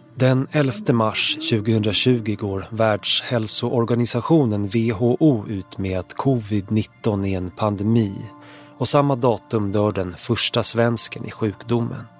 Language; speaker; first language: Swedish; native; Swedish